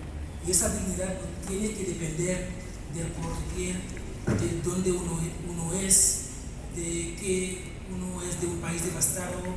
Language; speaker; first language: Spanish; non-native, fluent; Haitian Creole